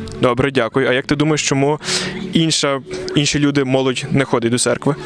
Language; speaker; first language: Ukrainian; native; Ukrainian